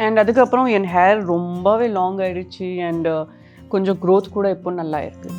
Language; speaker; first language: Tamil; non-native, fluent; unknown